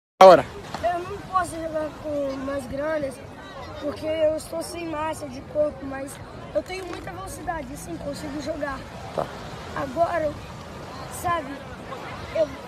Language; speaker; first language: Portuguese; non-native, learner; Spanish